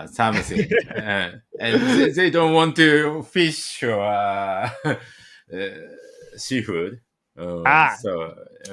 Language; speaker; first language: English; non-native, learner; Japanese